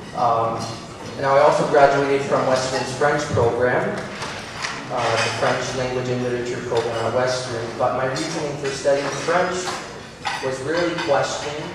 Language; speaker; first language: English; native; English